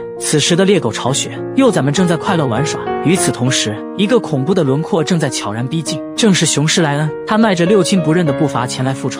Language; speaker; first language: Chinese; native; Chinese